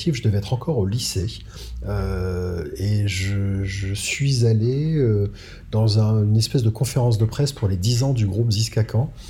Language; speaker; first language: French; native; French